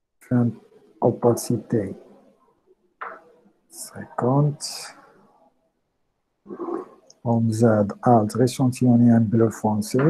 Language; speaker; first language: French; non-native, local second language; Arabic